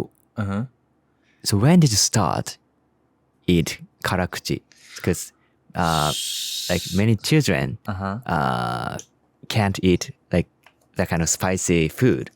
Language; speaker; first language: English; non-native, learner; Japanese